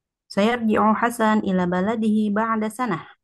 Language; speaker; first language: Arabic; non-native, learner; Indonesian